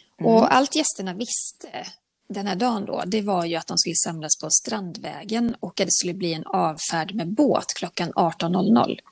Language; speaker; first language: Swedish; native; Swedish